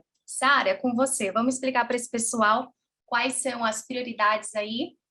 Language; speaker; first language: Portuguese; native; Portuguese